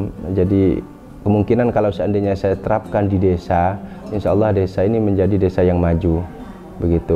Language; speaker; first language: Indonesian; non-native, local second language; Madurese